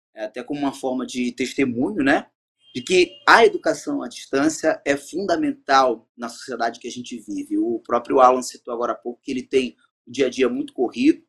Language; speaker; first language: Portuguese; native; Portuguese